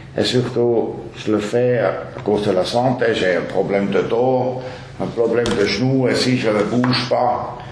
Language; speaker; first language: French; non-native, local second language; German